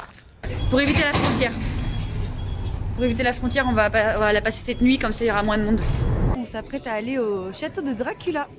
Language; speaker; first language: French; native; French